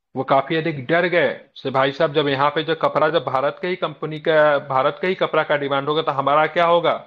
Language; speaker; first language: Hindi; native; Hindi